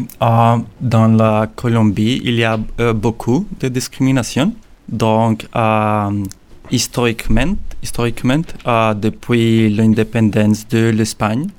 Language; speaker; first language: French; non-native, learner; Spanish